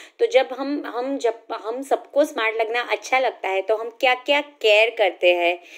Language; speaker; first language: Hindi; non-native, local second language; Gujarati